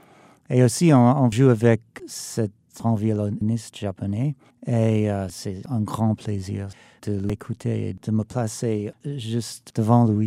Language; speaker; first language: French; non-native, fluent; English